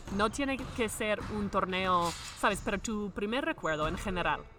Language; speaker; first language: Spanish; non-native, fluent; English